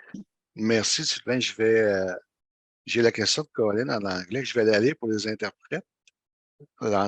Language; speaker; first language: French; native; French